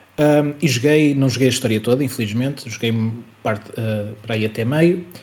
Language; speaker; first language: Portuguese; native; Portuguese